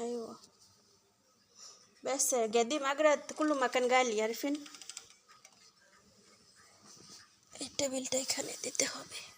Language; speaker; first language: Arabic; non-native, learner; Bangla